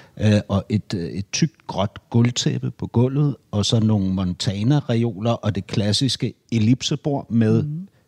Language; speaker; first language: Danish; native; Danish